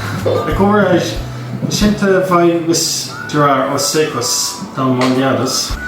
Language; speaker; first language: Portuguese; non-native, learner; English